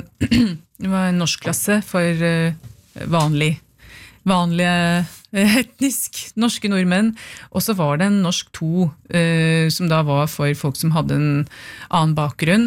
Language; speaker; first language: Norwegian; early bilingual, other home language; Urdu